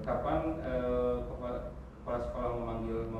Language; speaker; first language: Indonesian; native; Indonesian